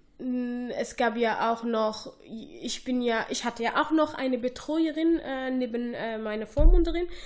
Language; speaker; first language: German; non-native, fluent; Somali